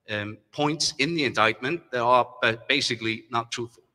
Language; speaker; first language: English; non-native, fluent; German